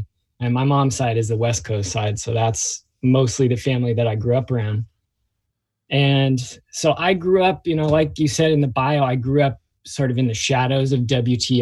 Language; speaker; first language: English; native; English